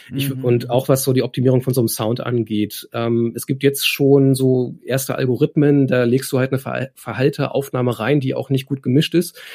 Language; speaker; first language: German; native; German